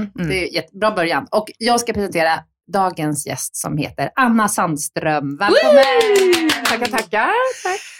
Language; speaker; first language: Swedish; native; Swedish